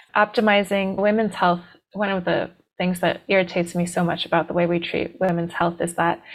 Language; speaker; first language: English; native; English